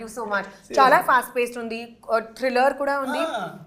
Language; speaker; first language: Telugu; non-native, learner; Hindi